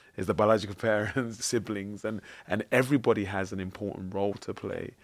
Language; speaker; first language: English; native; English